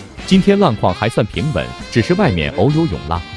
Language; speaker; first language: Chinese; native; Chinese